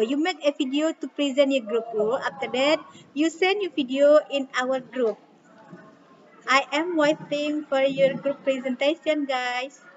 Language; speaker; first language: English; non-native, fluent; Indonesian